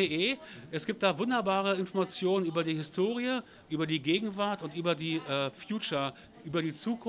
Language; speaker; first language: German; native; German